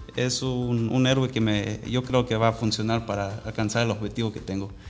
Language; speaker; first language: Spanish; early bilingual, heritage; Spanish